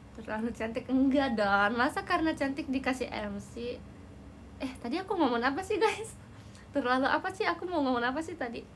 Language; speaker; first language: Indonesian; non-native, fluent; Japanese